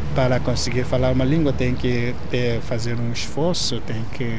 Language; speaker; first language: Portuguese; non-native, fluent; Igbo